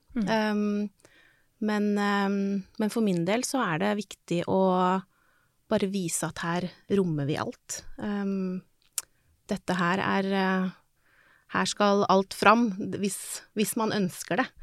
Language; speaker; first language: Norwegian; native; Norwegian